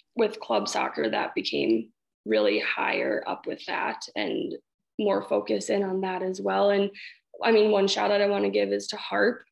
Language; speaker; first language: English; native; English